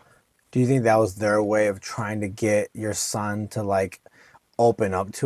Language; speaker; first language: English; native; English